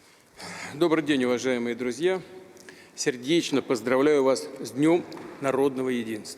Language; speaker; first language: Russian; native; Russian